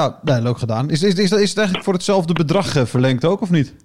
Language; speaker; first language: Dutch; native; Dutch